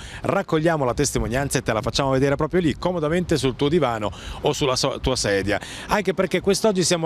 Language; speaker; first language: Italian; native; Italian